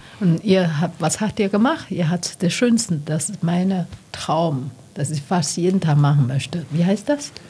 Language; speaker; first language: German; non-native, learner; Chinese